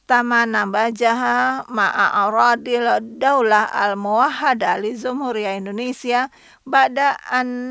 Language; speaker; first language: Arabic; non-native, fluent; Indonesian